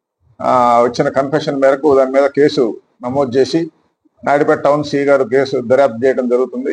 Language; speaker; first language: Telugu; native; Telugu